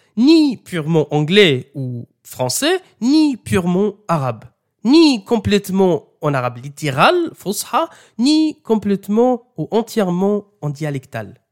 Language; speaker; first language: French; non-native, fluent; Arabic